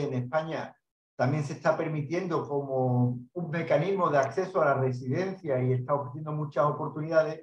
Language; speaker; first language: Spanish; native; Spanish